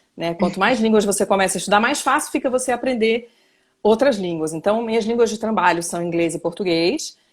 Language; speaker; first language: Portuguese; native; Portuguese